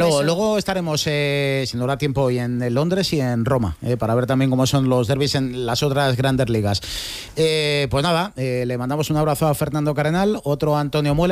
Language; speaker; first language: Spanish; native; Spanish